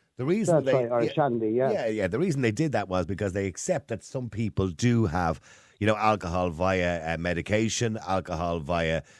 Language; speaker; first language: English; native; English